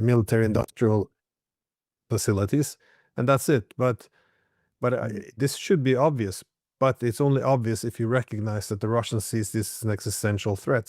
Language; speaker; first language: English; non-native, fluent; Norwegian